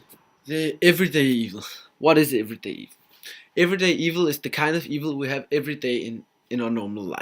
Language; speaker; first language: English; non-native, fluent; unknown